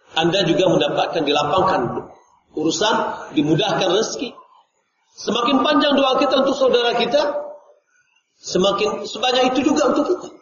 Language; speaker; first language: Indonesian; non-native, local second language; Minangkabau